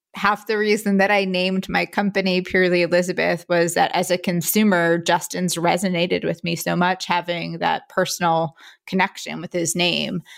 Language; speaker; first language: English; native; English